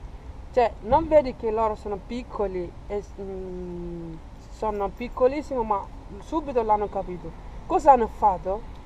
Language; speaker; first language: Italian; non-native, fluent; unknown